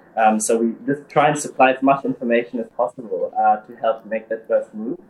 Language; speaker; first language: English; early bilingual, other home language; German